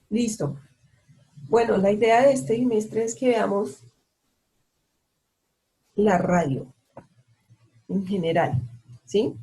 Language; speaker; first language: Spanish; native; Spanish